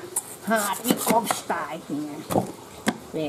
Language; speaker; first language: German; non-native, learner; Thai